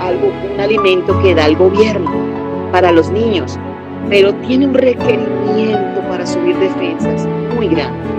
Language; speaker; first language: Spanish; native; Spanish